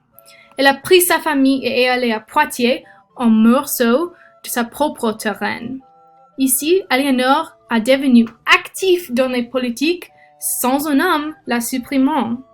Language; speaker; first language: French; non-native, learner; English